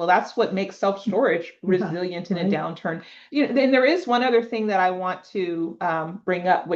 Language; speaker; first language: English; native; English